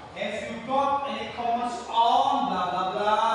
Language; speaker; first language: English; non-native, learner; Indonesian